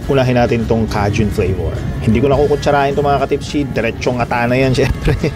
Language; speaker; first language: Filipino; native; Filipino